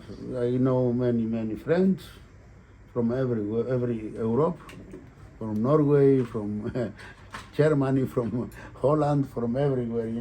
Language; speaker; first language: English; non-native, learner; Greek